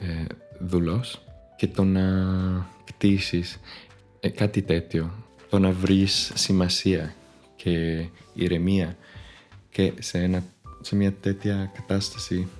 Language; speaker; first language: Greek; non-native, fluent; Spanish